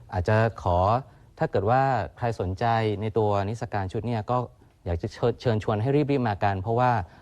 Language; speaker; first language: Thai; native; Thai